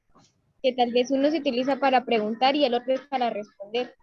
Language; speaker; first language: Spanish; native; Spanish